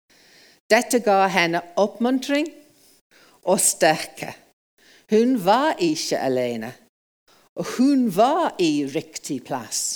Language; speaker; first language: Norwegian; non-native, fluent; English